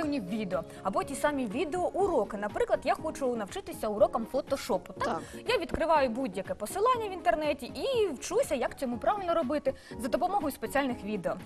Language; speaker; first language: Ukrainian; native; Ukrainian